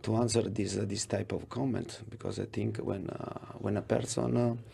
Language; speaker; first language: English; non-native, learner; Italian